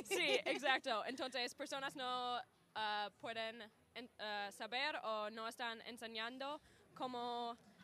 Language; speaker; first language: Spanish; non-native, learner; English